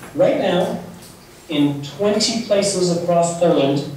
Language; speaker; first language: English; native; English